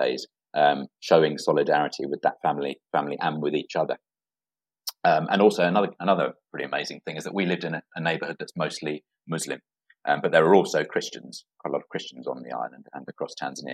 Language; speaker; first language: English; native; English